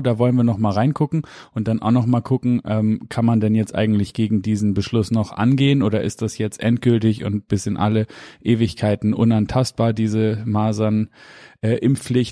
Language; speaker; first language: German; native; German